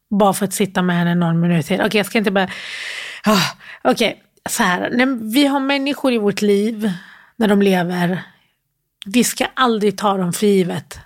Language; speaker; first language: Swedish; early bilingual, other home language; Arabic